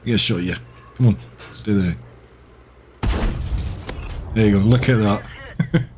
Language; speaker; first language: English; native; English